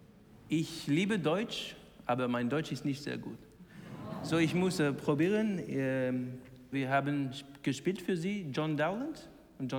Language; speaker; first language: German; non-native, learner; English